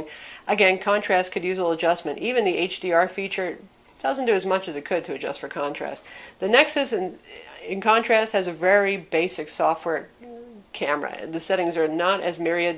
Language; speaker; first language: English; native; English